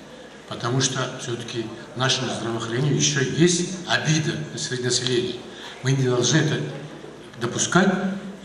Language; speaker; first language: Russian; non-native, local second language; Kazakh